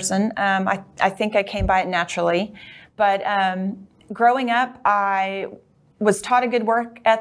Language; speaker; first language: English; native; English